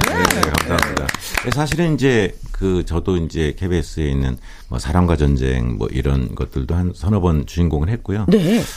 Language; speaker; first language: Korean; native; Korean